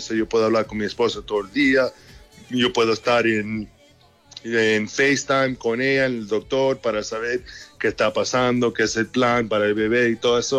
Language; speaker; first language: Spanish; early bilingual, heritage; English